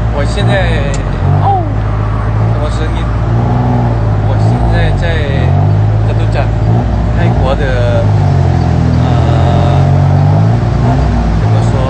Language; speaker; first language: Chinese; non-native, learner; Thai